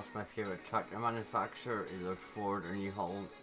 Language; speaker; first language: English; native; English